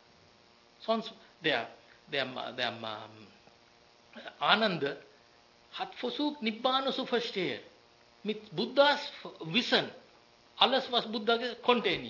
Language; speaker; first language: German; non-native, learner; Sinhala